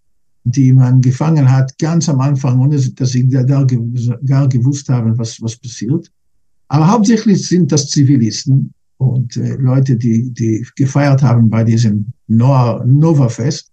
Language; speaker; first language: German; non-native, fluent; English